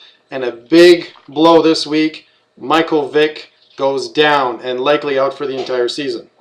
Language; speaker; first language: English; native; English